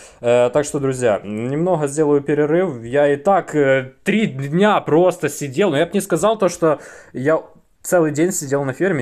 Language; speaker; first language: Russian; native; Russian